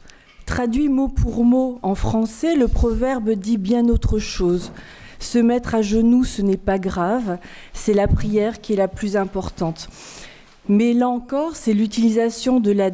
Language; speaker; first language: French; native; French